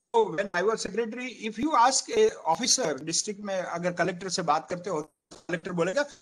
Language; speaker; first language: Hindi; non-native, local second language; Gujarati